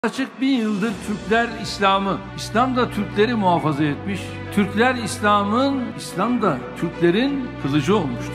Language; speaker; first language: Turkish; native; Turkish